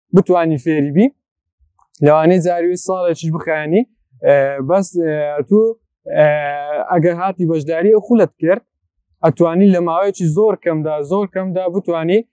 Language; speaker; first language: Central Kurdish; native; Central Kurdish